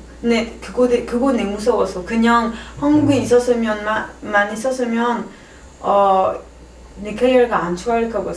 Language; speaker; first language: Korean; non-native, learner; French